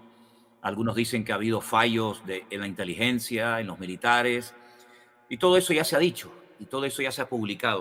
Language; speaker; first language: Spanish; native; Spanish